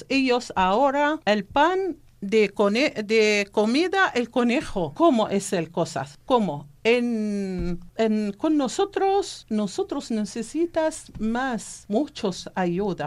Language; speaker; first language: Spanish; non-native, learner; Arabic